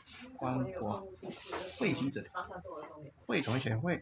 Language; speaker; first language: Chinese; native; Chinese